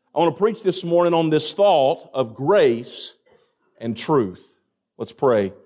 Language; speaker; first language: English; native; English